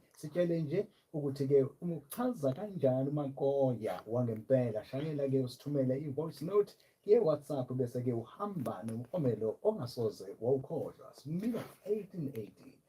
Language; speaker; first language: Zulu; native; Zulu